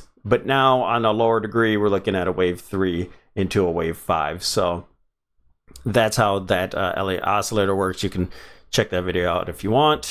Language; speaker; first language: English; native; English